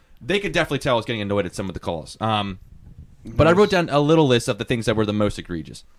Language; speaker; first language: English; native; English